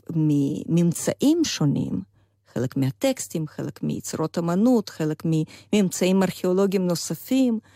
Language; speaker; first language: Hebrew; non-native, fluent; Russian